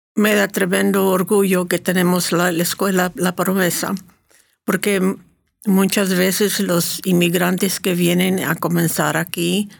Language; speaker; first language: Spanish; early bilingual, heritage; Spanish